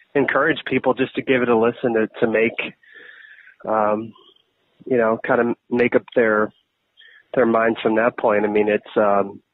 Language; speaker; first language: English; native; English